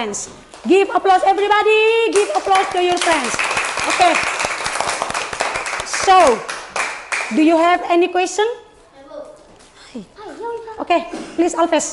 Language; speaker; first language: English; non-native, learner; Indonesian